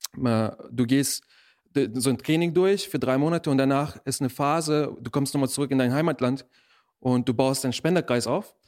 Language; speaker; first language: German; early bilingual, other home language; Russian